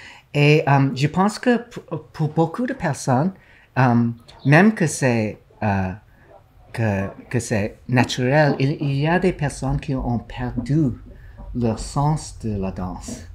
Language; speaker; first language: French; non-native, learner; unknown